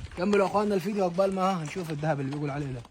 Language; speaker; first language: Arabic; native; Arabic